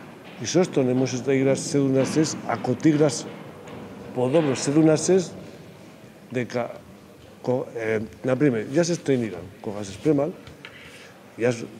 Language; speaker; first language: Macedonian; non-native, learner; Spanish